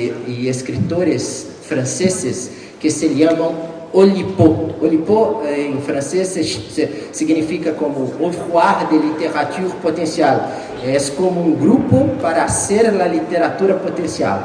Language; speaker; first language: Spanish; non-native, fluent; Portuguese